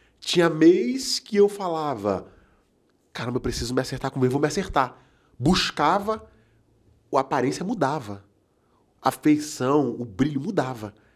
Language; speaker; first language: Portuguese; native; Portuguese